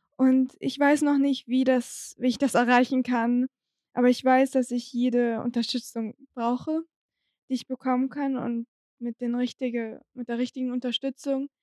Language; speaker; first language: German; non-native, fluent; Arabic